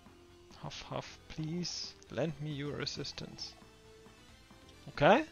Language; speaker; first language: English; non-native, fluent; German